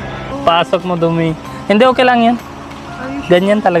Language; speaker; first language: Filipino; non-native, learner; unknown